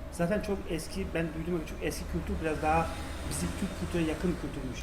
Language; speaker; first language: Turkish; native; Turkish